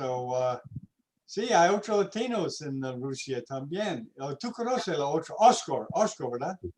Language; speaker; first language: Spanish; non-native, learner; English